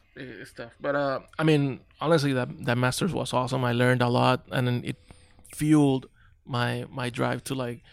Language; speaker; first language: English; early bilingual, other home language; Spanish